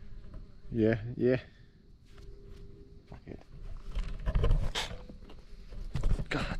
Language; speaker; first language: English; native; English